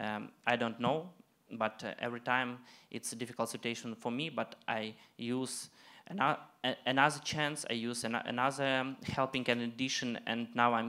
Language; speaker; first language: English; non-native, learner; Ukrainian